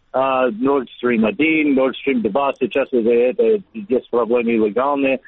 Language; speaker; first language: Russian; non-native, learner; English